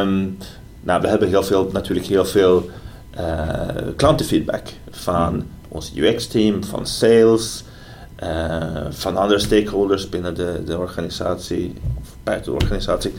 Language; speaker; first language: Dutch; non-native, fluent; Swedish